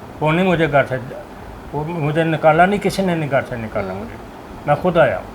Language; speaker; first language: Urdu; non-native, local second language; Punjabi